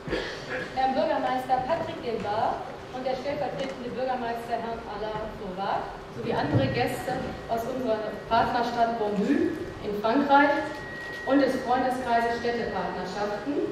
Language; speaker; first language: German; native; German